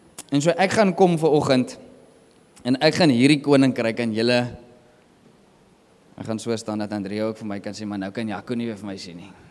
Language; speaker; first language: Afrikaans; native; Afrikaans